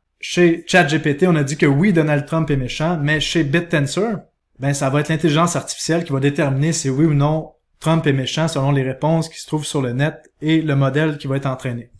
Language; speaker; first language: French; native; French